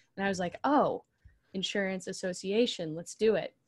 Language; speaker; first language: English; native; English